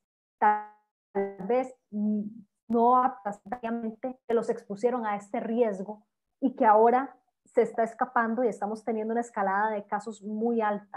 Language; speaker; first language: Spanish; native; Spanish